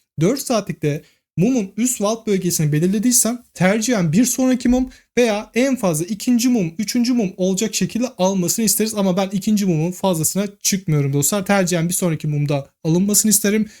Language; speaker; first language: Turkish; native; Turkish